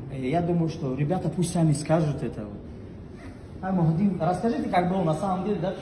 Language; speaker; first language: Russian; non-native, local second language; Tajik